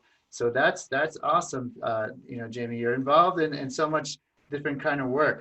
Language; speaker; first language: English; native; English